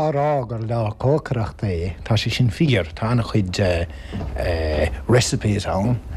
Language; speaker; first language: Irish; non-native, local second language; English